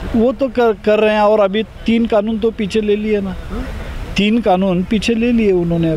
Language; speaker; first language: Hindi; non-native, local second language; Marathi